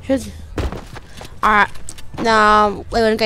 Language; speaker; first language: English; native; English